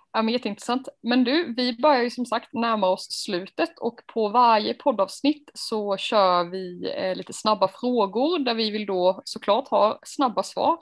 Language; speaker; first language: Swedish; native; Swedish